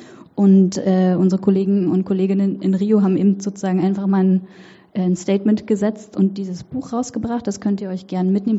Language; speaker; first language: German; native; German